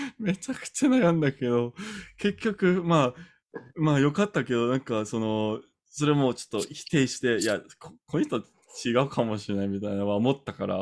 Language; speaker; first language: Japanese; non-native, fluent; English